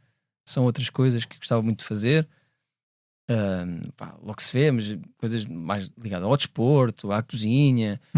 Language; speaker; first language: Portuguese; native; Portuguese